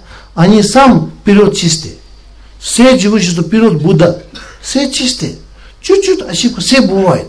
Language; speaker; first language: Russian; non-native, learner; Tibetan